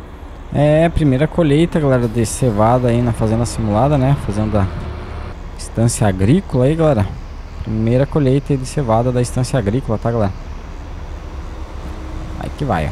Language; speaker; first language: Portuguese; native; Portuguese